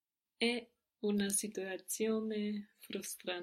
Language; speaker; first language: Italian; non-native, learner; English